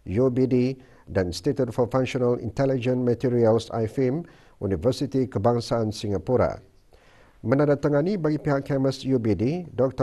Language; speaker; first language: Malay; native; Malay